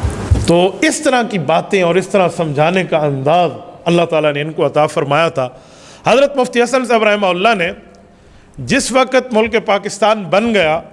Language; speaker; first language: Urdu; native; Urdu